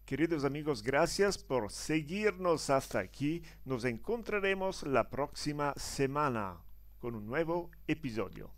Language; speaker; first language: Spanish; non-native, learner; Italian